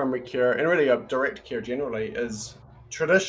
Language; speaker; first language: English; native; English